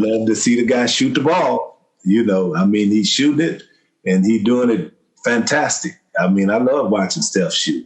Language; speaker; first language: English; native; English